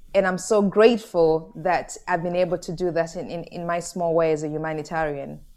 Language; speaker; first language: English; non-native, local second language; Shona